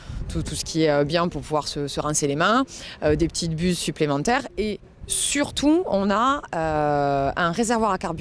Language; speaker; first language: French; native; French